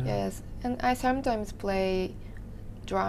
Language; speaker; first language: English; non-native, learner; Japanese